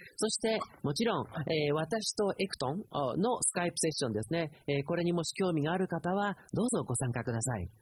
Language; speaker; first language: Japanese; native; Japanese